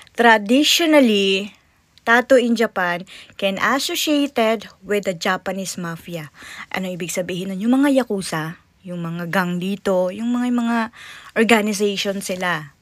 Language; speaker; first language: Filipino; native; Filipino